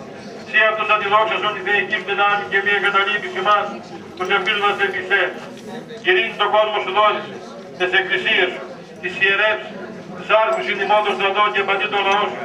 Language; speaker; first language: Greek; native; Greek